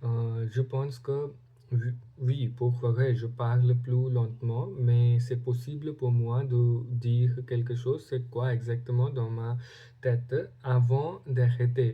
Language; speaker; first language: French; non-native, learner; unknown